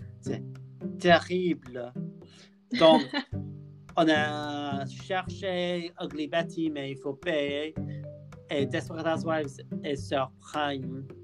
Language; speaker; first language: French; non-native, learner; English